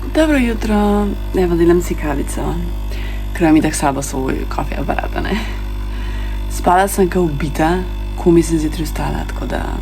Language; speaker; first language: Slovenian; early bilingual, other home language; Serbian